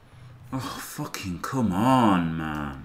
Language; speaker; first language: English; native; English